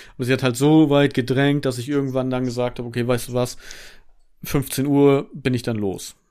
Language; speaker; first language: German; native; German